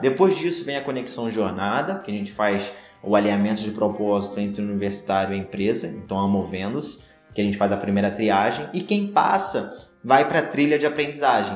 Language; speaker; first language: Portuguese; native; Portuguese